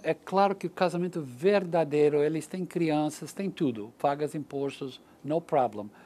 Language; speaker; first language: Portuguese; non-native, learner; English